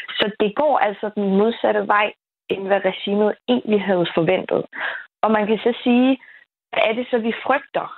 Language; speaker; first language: Danish; early bilingual, other home language; Kurdish